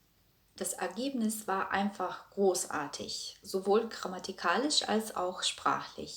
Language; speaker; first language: German; non-native, fluent; Croatian